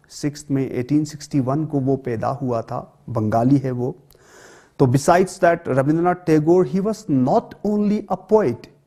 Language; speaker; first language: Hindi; non-native, local second language; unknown